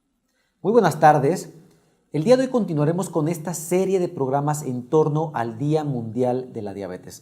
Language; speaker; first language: Spanish; native; Spanish